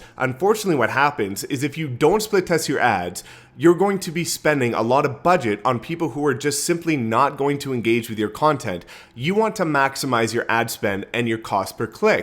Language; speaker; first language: English; native; English